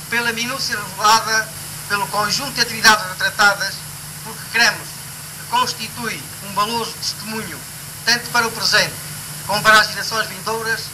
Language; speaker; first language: Portuguese; native; Portuguese